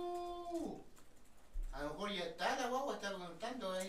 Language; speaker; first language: Spanish; native; Spanish